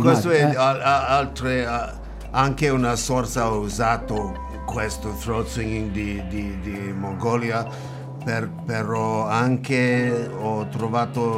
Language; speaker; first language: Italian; non-native, learner; English